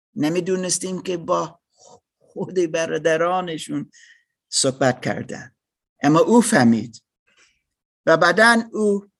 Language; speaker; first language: Persian; non-native, learner; English